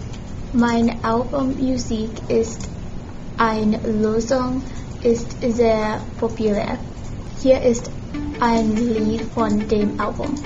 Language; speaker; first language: German; non-native, learner; English